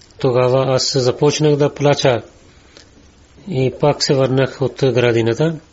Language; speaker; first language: Bulgarian; non-native, learner; Urdu